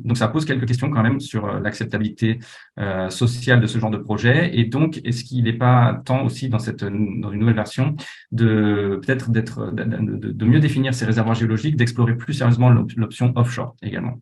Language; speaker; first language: French; native; French